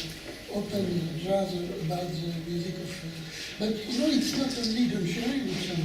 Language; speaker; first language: English; non-native, learner; French